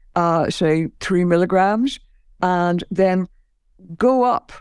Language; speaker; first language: English; native; English